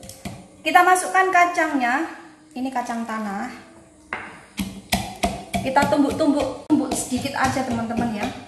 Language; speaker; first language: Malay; non-native, local second language; Javanese